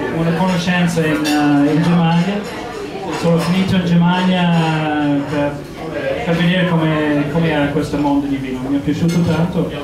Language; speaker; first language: Italian; non-native, fluent; English